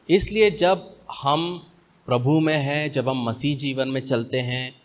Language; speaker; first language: Hindi; native; Hindi